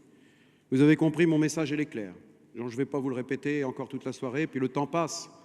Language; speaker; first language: French; native; French